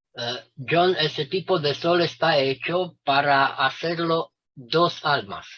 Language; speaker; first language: Spanish; non-native, fluent; Romanian